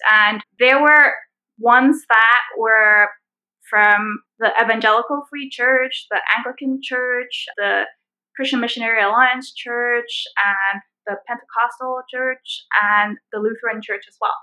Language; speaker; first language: English; non-native, local second language; Cantonese